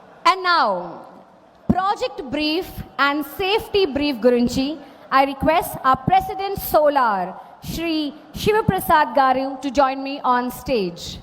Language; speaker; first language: English; non-native, local second language; Telugu